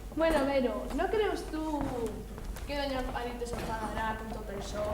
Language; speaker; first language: Spanish; non-native, local second language; Catalan